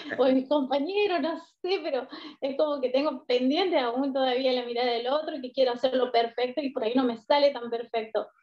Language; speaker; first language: Spanish; native; Spanish